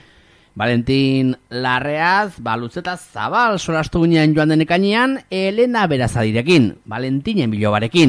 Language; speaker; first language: Basque; native; Basque